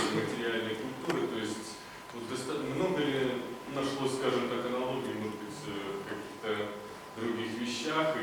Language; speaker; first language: Russian; native; Russian